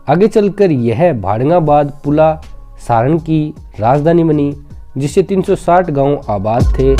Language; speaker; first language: Hindi; native; Hindi